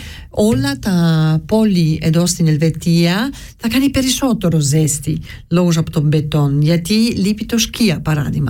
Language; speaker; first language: Greek; early bilingual, heritage; Greek